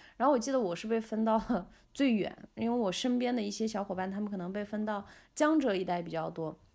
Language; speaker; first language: Chinese; non-native, local second language; Uyghur